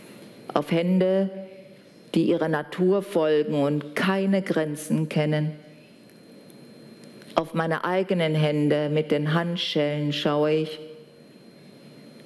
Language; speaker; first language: German; native; German